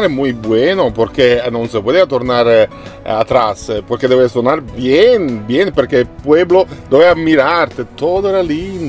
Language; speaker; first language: Spanish; non-native, learner; Italian